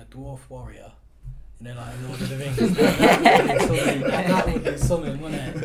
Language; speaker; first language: English; native; English